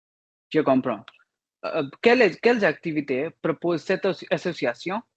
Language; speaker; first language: French; non-native, learner; Hindi